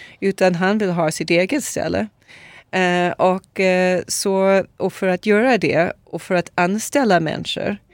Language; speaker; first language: Swedish; non-native, fluent; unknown